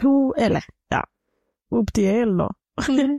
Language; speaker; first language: Swedish; non-native, fluent; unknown